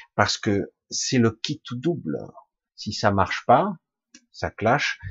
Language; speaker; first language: French; native; French